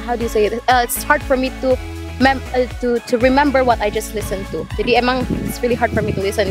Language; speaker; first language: English; early bilingual, other home language; Indonesian